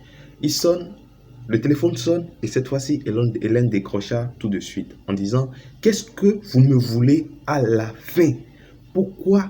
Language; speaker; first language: French; native; French